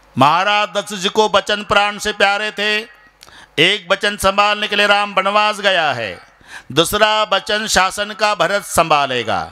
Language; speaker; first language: Hindi; non-native, local second language; Marathi